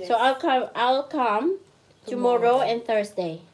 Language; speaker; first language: English; non-native, local second language; Filipino